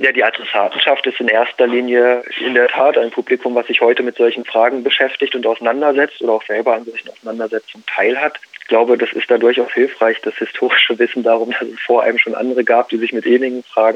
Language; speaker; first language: German; native; German